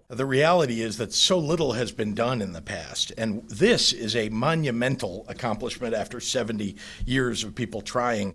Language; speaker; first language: English; native; English